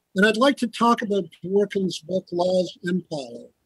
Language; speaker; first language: English; native; English